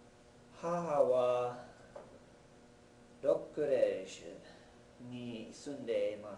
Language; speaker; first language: Japanese; non-native, learner; English